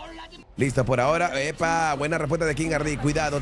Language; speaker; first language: Spanish; native; Spanish